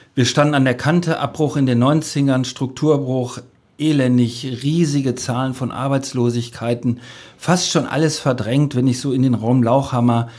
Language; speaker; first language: German; native; German